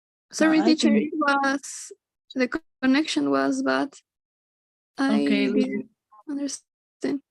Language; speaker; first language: English; non-native, learner; Spanish